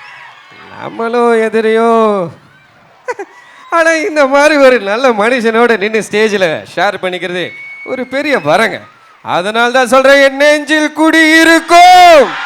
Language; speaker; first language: Tamil; native; Tamil